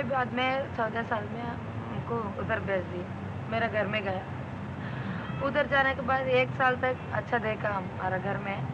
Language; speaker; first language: Hindi; non-native, local second language; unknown